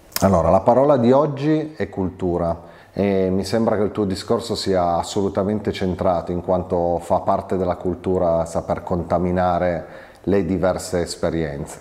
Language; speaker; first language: Italian; native; Italian